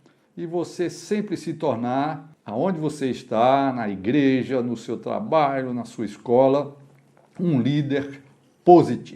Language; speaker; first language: Portuguese; native; Portuguese